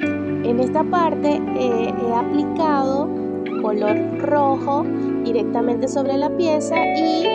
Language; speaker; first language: Spanish; native; Spanish